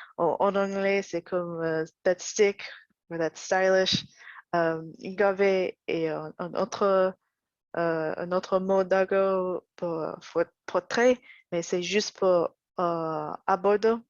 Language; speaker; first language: French; non-native, learner; English